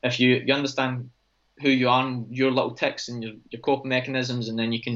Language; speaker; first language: English; native; English